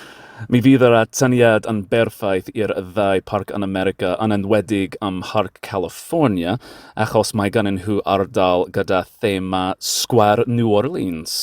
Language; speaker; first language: Welsh; non-native, learner; English